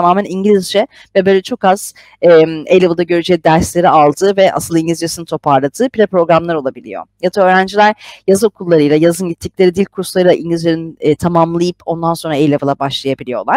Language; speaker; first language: Turkish; native; Turkish